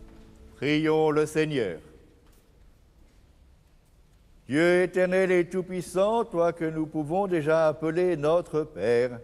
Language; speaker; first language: French; native; French